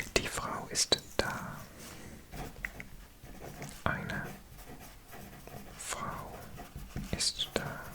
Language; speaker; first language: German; non-native, learner; Welsh